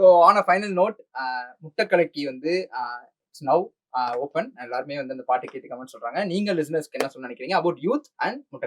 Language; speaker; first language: Tamil; native; Tamil